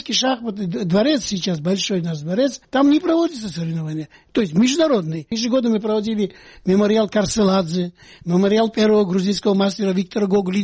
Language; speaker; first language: Russian; non-native, local second language; Georgian